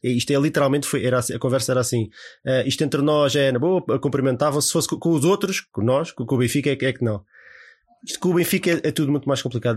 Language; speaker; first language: Portuguese; native; Portuguese